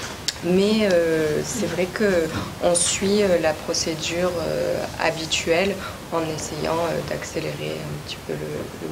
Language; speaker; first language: French; native; French